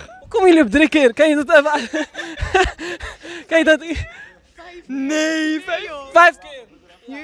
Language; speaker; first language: Dutch; native; Dutch